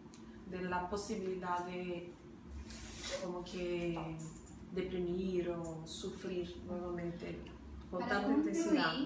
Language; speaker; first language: Spanish; non-native, fluent; Portuguese